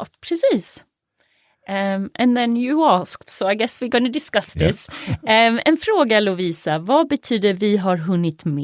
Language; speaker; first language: Swedish; native; Swedish